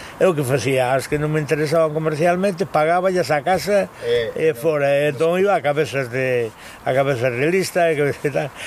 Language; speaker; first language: Galician; native; Galician